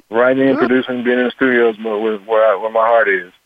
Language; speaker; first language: English; native; English